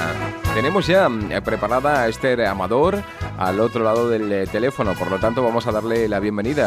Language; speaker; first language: Spanish; native; Spanish